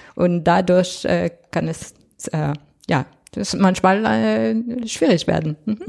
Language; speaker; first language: German; non-native, fluent; French